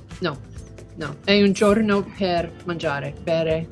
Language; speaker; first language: Italian; non-native, learner; English